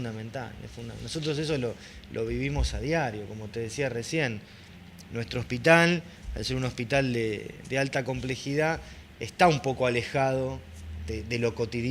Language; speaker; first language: Spanish; native; Spanish